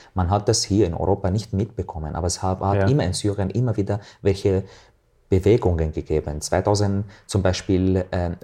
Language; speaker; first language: German; non-native, fluent; Arabic